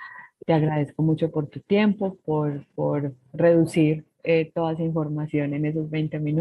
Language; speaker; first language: Spanish; native; Spanish